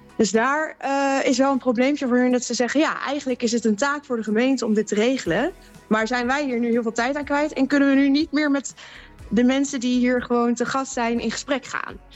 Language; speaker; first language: Dutch; native; Dutch